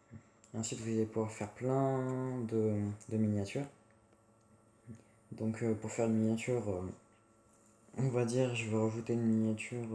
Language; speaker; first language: French; native; French